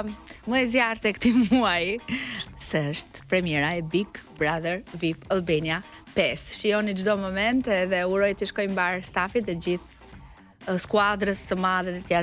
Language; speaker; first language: Albanian; native; Albanian